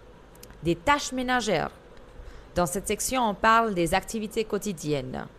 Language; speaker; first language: French; non-native, fluent; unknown